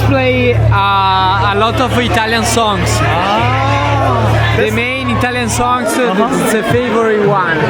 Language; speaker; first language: English; non-native, learner; Italian